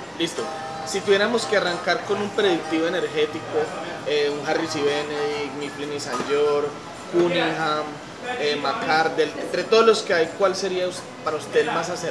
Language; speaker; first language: Spanish; native; Spanish